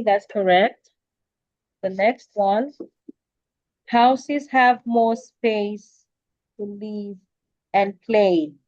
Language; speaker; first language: English; non-native, fluent; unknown